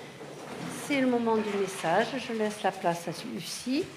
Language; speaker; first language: French; native; French